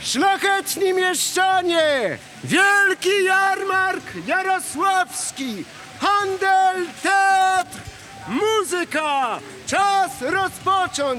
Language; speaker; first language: Polish; native; Polish